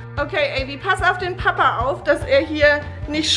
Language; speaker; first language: German; native; German